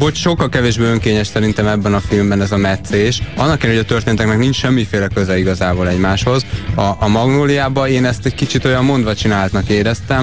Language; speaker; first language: Hungarian; native; Hungarian